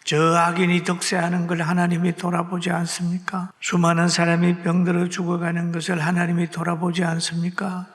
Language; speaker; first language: Korean; native; Korean